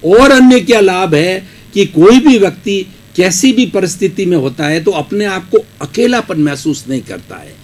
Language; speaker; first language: Hindi; native; Hindi